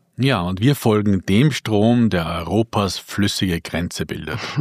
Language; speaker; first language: German; native; German